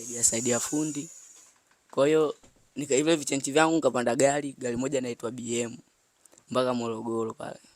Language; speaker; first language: Swahili; native; Swahili